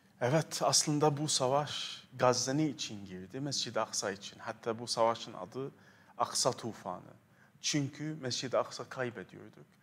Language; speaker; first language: Turkish; non-native, fluent; Arabic